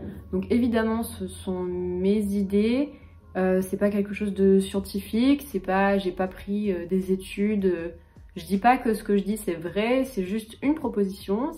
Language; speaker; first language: French; native; French